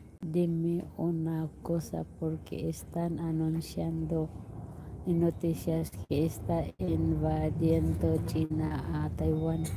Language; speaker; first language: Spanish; non-native, learner; Filipino